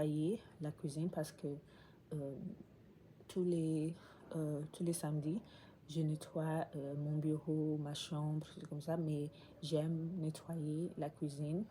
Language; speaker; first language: French; non-native, learner; English